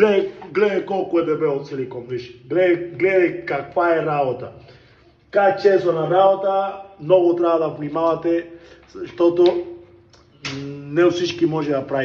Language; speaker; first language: Bulgarian; non-native, learner; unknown